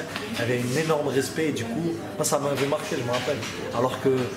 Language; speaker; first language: French; native; French